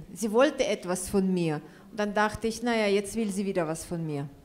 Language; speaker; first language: German; non-native, fluent; Russian